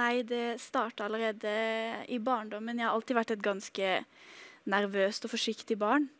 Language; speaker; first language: Norwegian; native; Norwegian